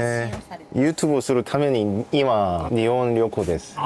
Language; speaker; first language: Japanese; non-native, learner; Korean